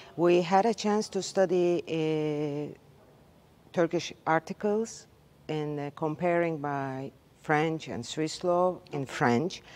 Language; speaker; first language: English; non-native, learner; Turkish